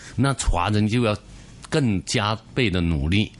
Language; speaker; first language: Chinese; non-native, fluent; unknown